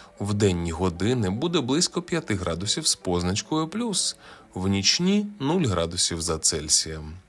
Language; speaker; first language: Ukrainian; native; Ukrainian